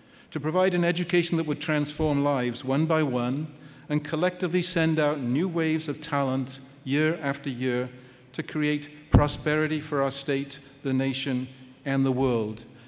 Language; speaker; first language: English; native; English